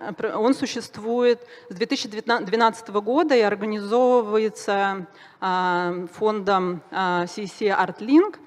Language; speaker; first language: Russian; native; Russian